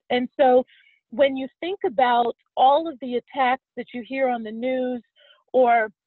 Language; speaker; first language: English; native; English